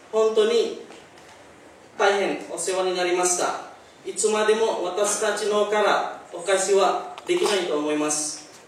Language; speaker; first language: Japanese; non-native, learner; Indonesian